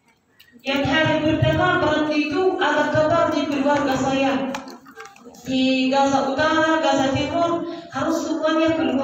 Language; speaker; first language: Indonesian; non-native, learner; Arabic